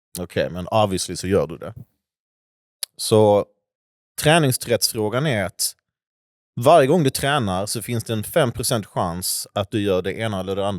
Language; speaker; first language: Swedish; native; Swedish